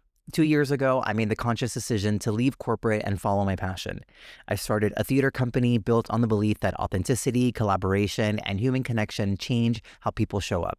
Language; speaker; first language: English; native; English